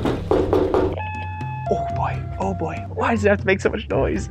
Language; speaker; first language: English; native; English